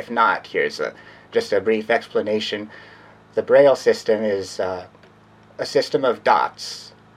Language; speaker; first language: English; native; English